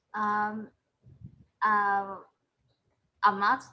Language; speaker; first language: English; non-native, learner; Vietnamese